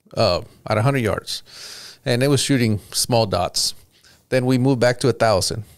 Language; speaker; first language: English; early bilingual, other home language; Spanish